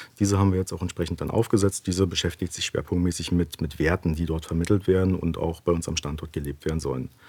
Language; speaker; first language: German; native; German